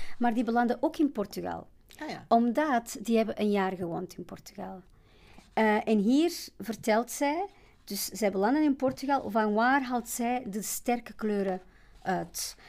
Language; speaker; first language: Dutch; non-native, fluent; Portuguese